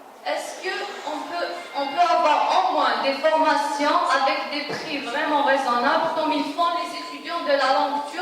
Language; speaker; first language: French; non-native, local second language; Arabic